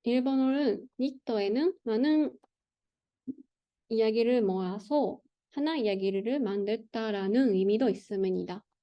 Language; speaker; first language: Korean; non-native, learner; Japanese